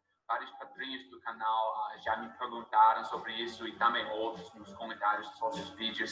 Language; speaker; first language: Portuguese; non-native, fluent; English